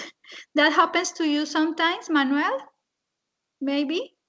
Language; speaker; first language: English; non-native, fluent; Spanish